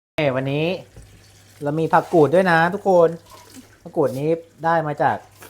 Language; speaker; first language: Thai; non-native, local second language; S'gaw Karen